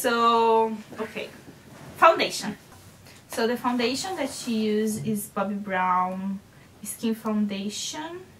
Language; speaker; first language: English; non-native, learner; Portuguese